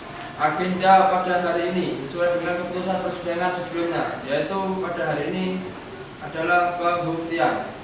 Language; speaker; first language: Indonesian; native; Indonesian